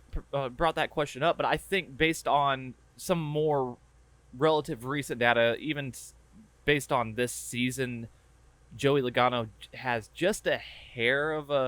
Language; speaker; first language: English; native; English